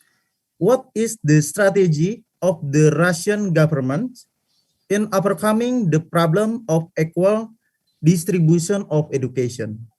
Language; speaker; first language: English; non-native, fluent; Indonesian